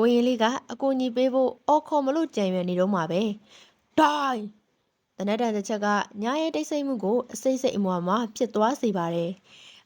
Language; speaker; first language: Burmese; native; Burmese